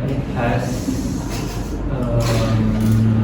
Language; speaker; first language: English; non-native, learner; Indonesian